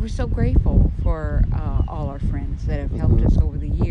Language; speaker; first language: English; native; English